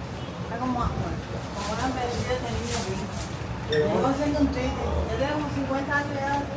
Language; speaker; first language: Spanish; native; Spanish